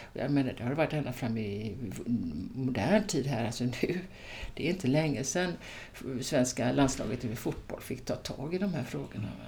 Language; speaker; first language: Swedish; native; Swedish